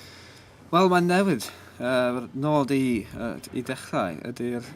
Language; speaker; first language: Welsh; non-native, learner; English